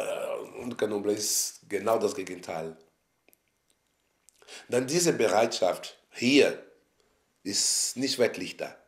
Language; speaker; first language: German; non-native, fluent; Portuguese